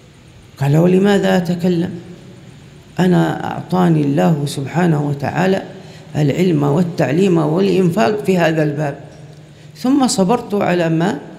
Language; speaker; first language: Arabic; native; Arabic